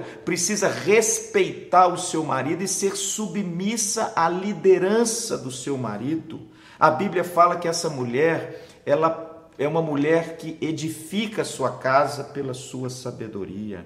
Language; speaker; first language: Portuguese; native; Portuguese